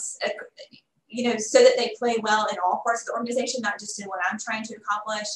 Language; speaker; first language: English; native; English